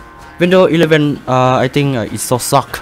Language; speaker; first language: English; non-native, learner; Thai